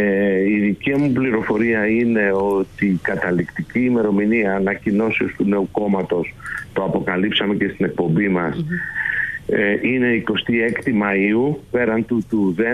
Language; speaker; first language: Greek; native; Greek